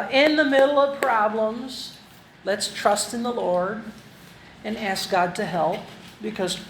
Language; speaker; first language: English; non-native, local second language; Filipino